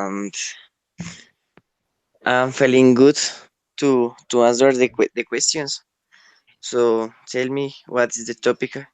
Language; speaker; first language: English; non-native, learner; Spanish